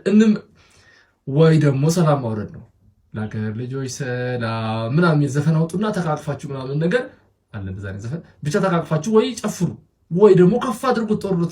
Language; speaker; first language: Amharic; native; Amharic